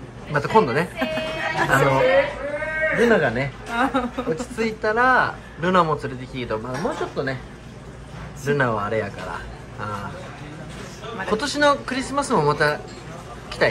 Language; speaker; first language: Japanese; native; Japanese